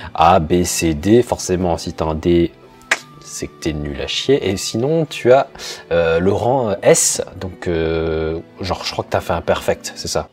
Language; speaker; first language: French; early bilingual, other home language; Vietnamese